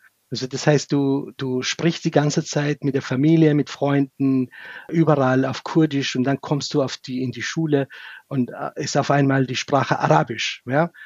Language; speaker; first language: German; non-native, fluent; Central Kurdish